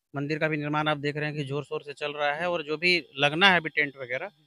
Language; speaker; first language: Hindi; native; Hindi